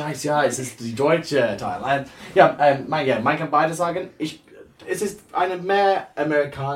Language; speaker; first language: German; non-native, learner; English